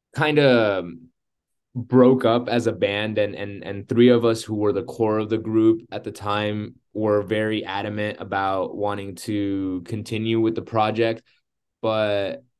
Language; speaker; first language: English; early bilingual, other home language; Spanish